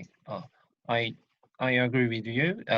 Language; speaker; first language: English; non-native, learner; Korean